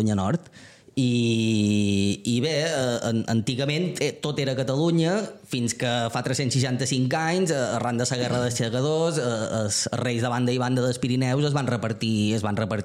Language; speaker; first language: Catalan; native; Catalan